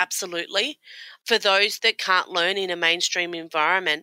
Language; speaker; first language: English; native; English